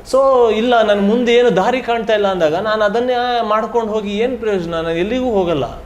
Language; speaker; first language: Kannada; native; Kannada